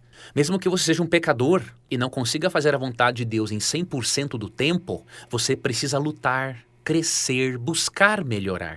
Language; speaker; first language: Portuguese; native; Portuguese